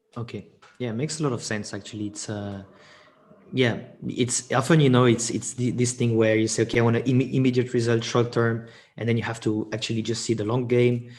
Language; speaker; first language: English; non-native, fluent; French